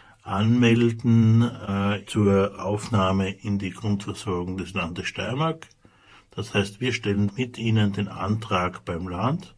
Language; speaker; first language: German; native; German